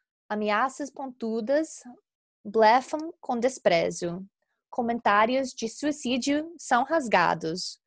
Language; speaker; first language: Portuguese; non-native, fluent; English